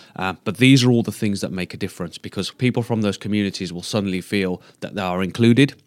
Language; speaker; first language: English; native; English